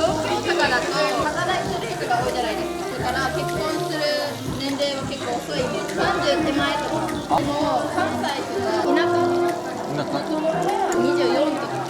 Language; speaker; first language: Japanese; native; Japanese